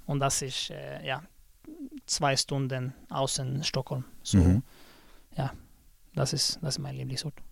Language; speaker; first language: German; non-native, learner; Swedish